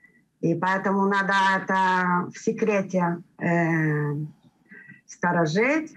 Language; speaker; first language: Russian; early bilingual, heritage; Russian